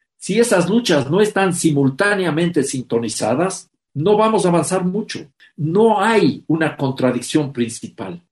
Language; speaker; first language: Spanish; native; Spanish